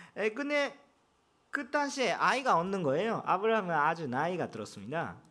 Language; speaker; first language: Korean; non-native, fluent; Japanese